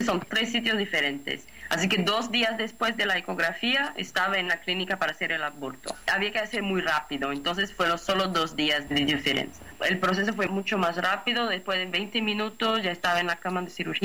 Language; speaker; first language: Spanish; non-native, fluent; Portuguese